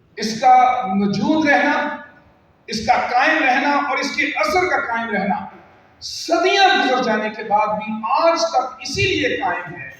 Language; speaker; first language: Urdu; non-native, local second language; Punjabi